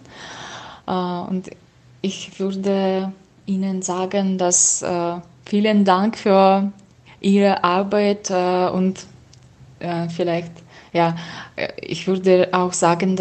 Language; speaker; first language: German; non-native, learner; Russian